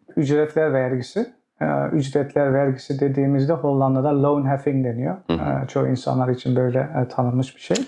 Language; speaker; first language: Turkish; early bilingual, heritage; Turkish